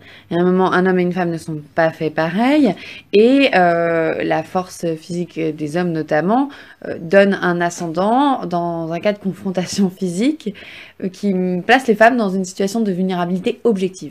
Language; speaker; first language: French; native; French